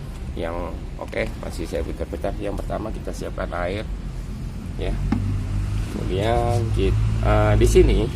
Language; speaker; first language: Indonesian; native; Indonesian